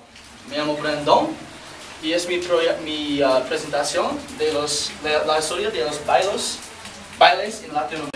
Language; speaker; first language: Spanish; non-native, learner; English